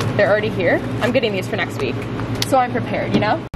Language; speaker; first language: English; native; English